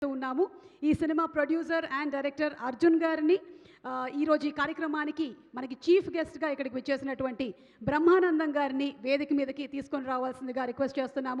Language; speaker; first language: Telugu; native; Telugu